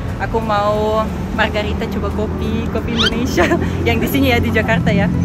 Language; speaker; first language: Indonesian; non-native, fluent; Russian